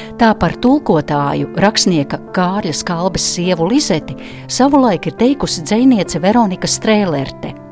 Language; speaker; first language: Latvian; native; Latvian